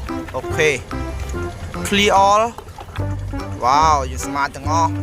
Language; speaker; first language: English; non-native, learner; Khmer